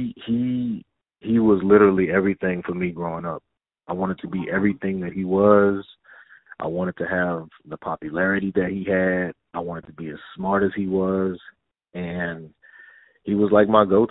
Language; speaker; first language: English; native; English